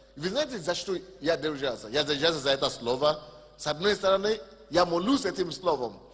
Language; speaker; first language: Russian; non-native, fluent; Yoruba